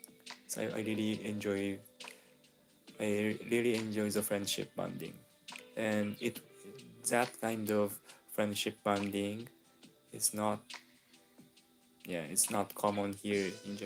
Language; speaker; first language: English; non-native, local second language; Filipino